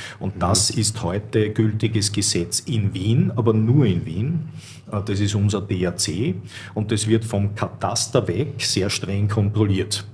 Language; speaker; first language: German; native; German